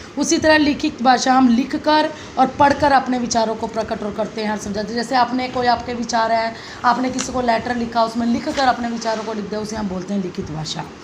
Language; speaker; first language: Hindi; native; Hindi